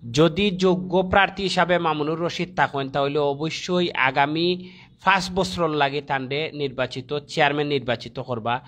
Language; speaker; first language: Bangla; native; Bangla